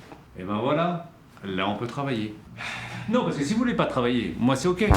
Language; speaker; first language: French; native; French